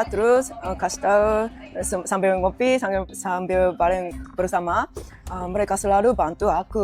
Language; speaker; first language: Indonesian; non-native, learner; Japanese